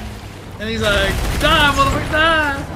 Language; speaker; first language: English; native; English